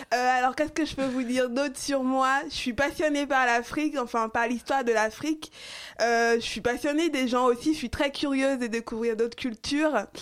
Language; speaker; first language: French; non-native, local second language; Fon